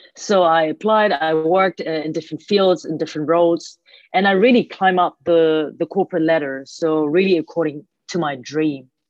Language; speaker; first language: English; early bilingual, other home language; Cantonese